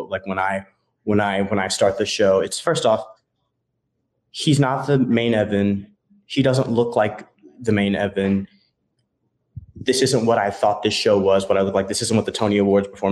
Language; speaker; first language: English; native; English